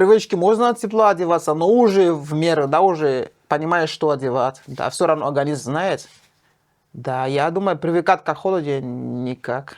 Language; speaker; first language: Russian; non-native, fluent; French